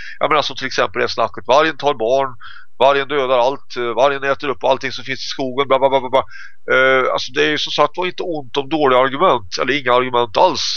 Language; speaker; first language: Swedish; native; Swedish